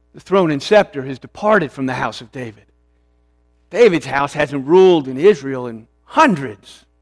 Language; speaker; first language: English; early bilingual, other home language; Swedish